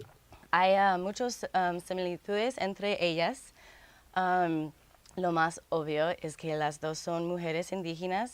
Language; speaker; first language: Spanish; non-native, fluent; English